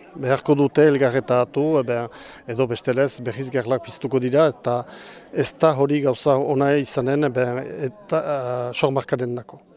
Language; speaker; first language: Basque; native; Basque